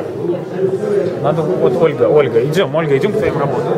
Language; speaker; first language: Russian; native; Russian